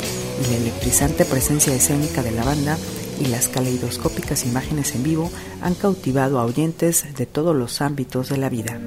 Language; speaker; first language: Spanish; native; Spanish